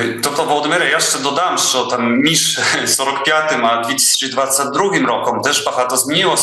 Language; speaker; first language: Ukrainian; non-native, fluent; Polish